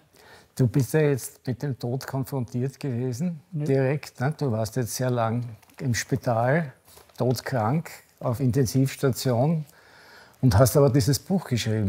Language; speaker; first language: German; native; German